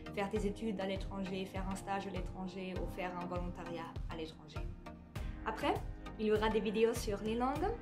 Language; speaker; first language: French; non-native, fluent; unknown